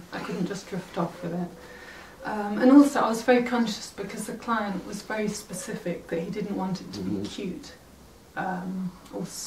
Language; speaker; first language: English; native; English